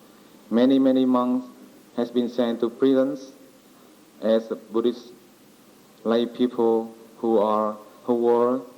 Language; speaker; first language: English; non-native, learner; Vietnamese